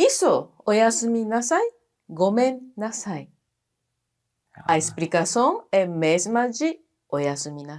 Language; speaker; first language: Portuguese; non-native, fluent; Japanese